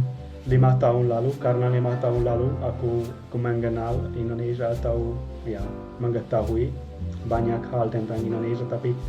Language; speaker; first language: Indonesian; non-native, fluent; Hungarian